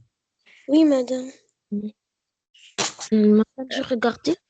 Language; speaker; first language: French; non-native, learner; Arabic